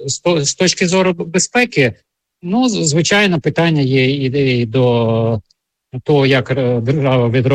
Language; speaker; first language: Ukrainian; native; Ukrainian